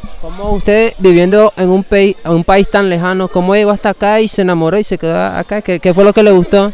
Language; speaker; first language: Spanish; native; Spanish